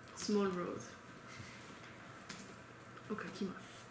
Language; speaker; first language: Japanese; non-native, learner; French